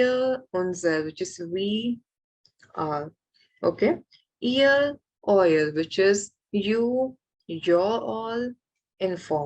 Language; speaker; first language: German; non-native, fluent; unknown